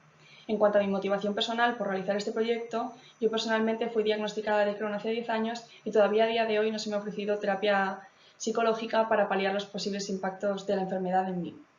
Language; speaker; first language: Spanish; native; Spanish